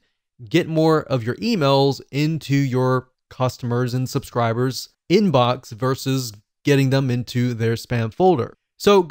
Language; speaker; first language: English; native; English